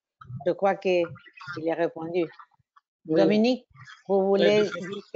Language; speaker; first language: French; non-native, fluent; Spanish